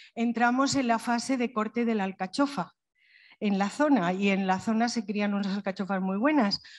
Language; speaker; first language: Spanish; native; Spanish